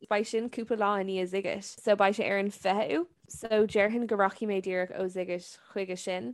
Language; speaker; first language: Irish; non-native, local second language; English